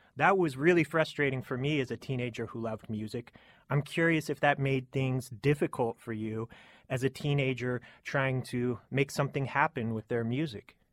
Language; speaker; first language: English; native; English